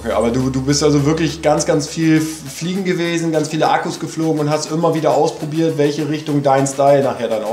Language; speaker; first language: German; native; German